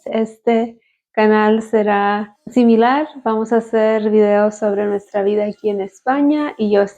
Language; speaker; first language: Spanish; early bilingual, heritage; Spanish